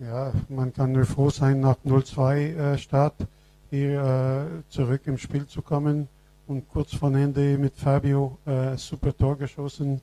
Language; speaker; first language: German; non-native, fluent; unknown